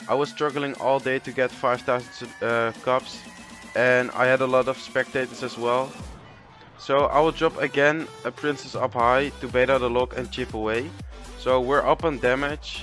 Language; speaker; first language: English; non-native, fluent; Dutch